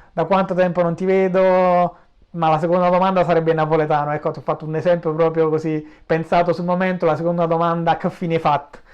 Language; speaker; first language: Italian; native; Italian